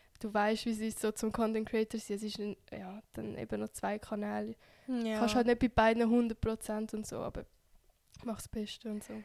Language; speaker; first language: German; early bilingual, other home language; Hungarian